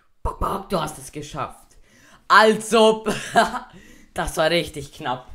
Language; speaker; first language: German; native; German